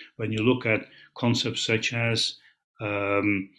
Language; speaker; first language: English; non-native, fluent; Dutch